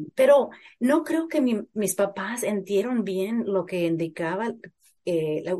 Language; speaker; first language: Spanish; early bilingual, heritage; Spanish